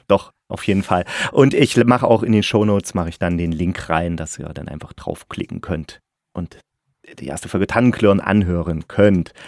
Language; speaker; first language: German; native; German